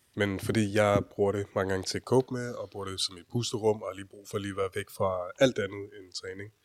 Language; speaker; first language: Danish; early bilingual, other home language; Urdu